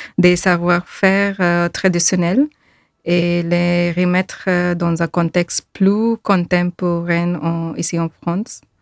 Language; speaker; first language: French; non-native, learner; Persian